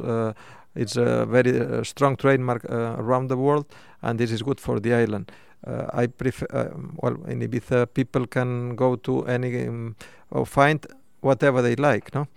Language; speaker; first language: English; non-native, fluent; Spanish